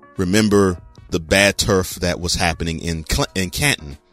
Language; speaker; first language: English; native; English